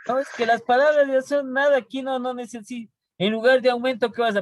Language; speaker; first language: Spanish; native; Spanish